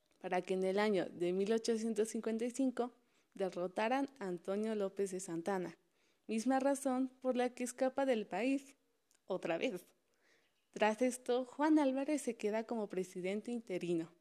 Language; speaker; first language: Spanish; native; Spanish